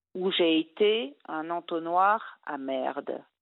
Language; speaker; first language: French; native; French